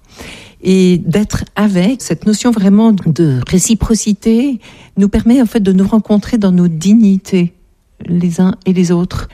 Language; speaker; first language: French; native; French